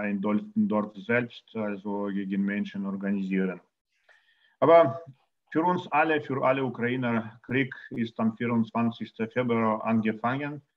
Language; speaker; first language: German; non-native, learner; Russian